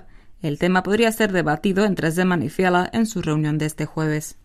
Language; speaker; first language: Spanish; native; Spanish